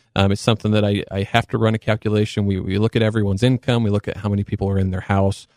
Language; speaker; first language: English; native; English